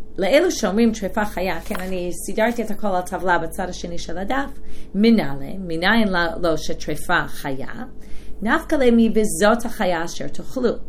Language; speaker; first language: Hebrew; non-native, fluent; English